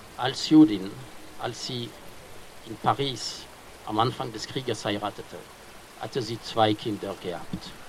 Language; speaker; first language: German; non-native, fluent; French